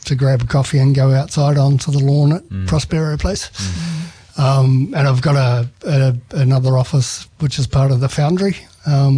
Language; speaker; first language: English; native; English